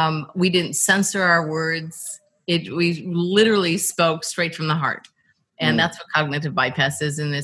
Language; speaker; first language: English; native; English